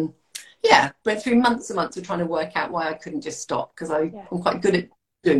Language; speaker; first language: English; native; English